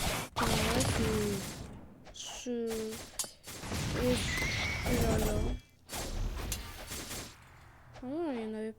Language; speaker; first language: French; native; French